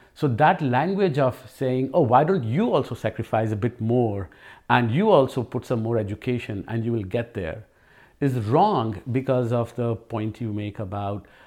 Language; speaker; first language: English; non-native, local second language; Hindi